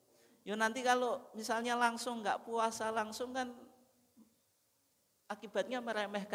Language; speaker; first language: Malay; non-native, local second language; Javanese